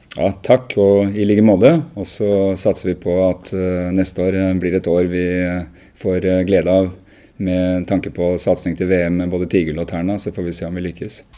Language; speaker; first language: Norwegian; native; Norwegian